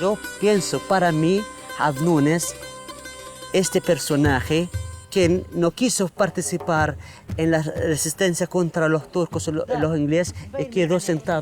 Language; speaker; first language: Spanish; non-native, fluent; Arabic